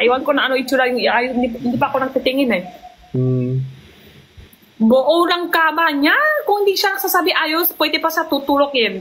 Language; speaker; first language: Filipino; non-native, learner; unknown